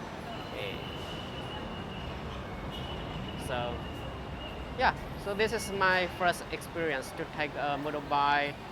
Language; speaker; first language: English; non-native, fluent; Chinese